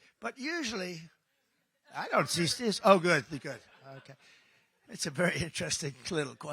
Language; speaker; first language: English; native; English